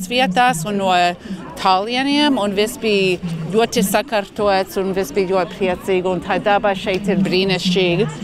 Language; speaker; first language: Latvian; early bilingual, heritage; Latvian